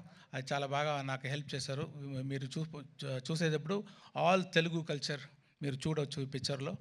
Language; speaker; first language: Telugu; non-native, fluent; Tamil